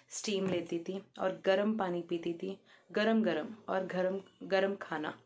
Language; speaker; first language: Hindi; non-native, local second language; Telugu